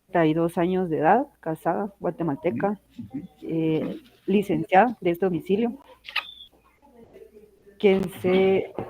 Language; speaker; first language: Spanish; native; Spanish